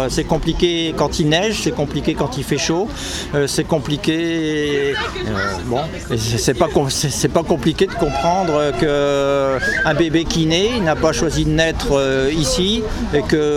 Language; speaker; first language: French; native; French